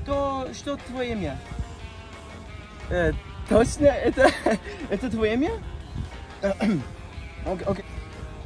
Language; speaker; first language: Russian; non-native, learner; English